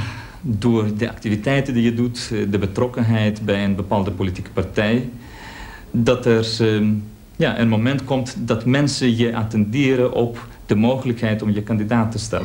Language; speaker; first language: Dutch; early bilingual, other home language; Greek